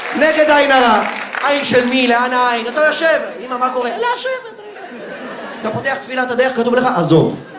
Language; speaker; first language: Hebrew; early bilingual, other home language; Russian